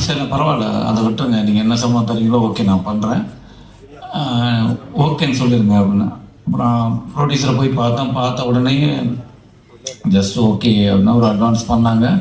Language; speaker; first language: Tamil; native; Tamil